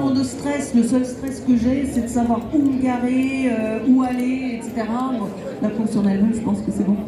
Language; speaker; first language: French; native; French